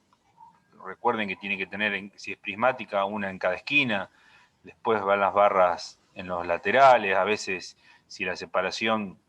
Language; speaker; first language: Spanish; native; Spanish